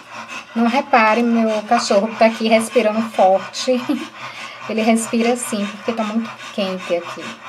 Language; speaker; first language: Portuguese; native; Portuguese